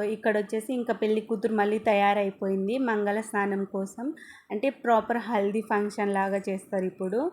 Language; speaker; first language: Telugu; non-native, local second language; Lambadi